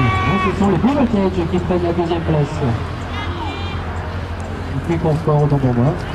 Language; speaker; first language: French; native; French